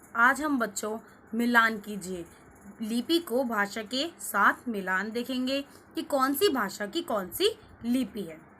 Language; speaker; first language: Hindi; native; Hindi